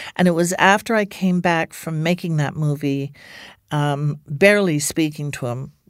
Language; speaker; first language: English; native; English